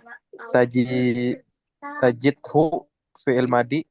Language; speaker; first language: Arabic; non-native, learner; Indonesian